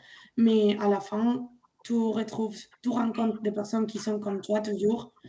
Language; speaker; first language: French; non-native, learner; Spanish